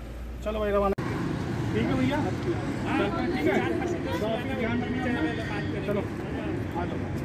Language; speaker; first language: Hindi; native; Hindi